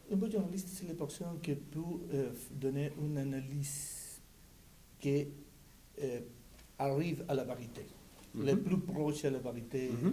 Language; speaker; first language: French; non-native, learner; Spanish